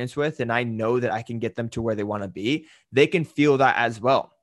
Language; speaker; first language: English; native; English